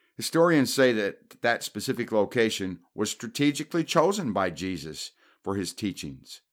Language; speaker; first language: English; native; English